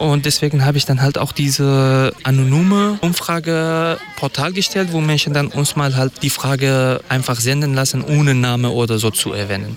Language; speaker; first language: German; non-native, fluent; Kurdish